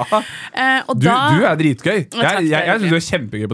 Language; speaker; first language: Norwegian; native; Norwegian